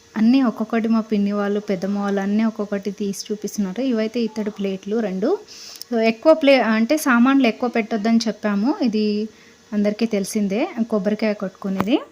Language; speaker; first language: Telugu; non-native, local second language; Lambadi